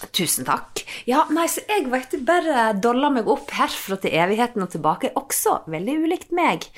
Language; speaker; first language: Norwegian; native; Norwegian